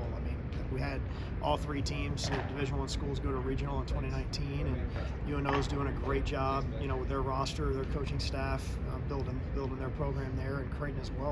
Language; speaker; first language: English; native; English